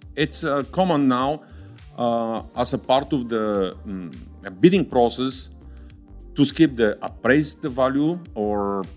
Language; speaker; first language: English; non-native, fluent; Bulgarian